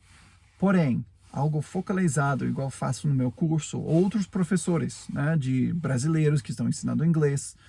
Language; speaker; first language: Portuguese; non-native, fluent; English